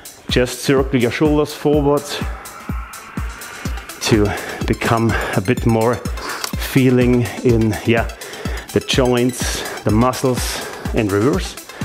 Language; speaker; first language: English; non-native, fluent; German